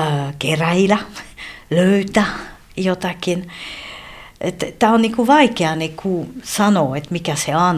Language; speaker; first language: Finnish; non-native, fluent; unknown